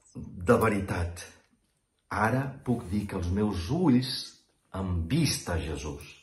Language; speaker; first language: Catalan; non-native, fluent; Portuguese